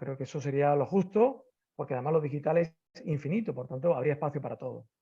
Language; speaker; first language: Spanish; native; Spanish